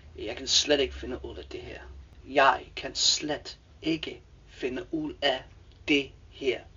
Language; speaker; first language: Danish; native; Danish